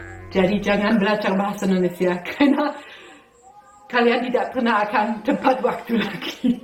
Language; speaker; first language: Indonesian; non-native, fluent; German